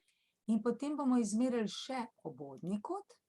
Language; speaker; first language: Slovenian; native; Slovenian